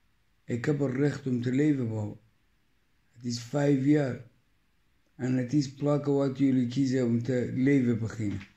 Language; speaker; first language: Dutch; non-native, learner; Persian